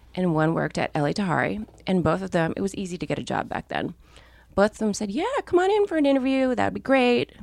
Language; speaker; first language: English; native; English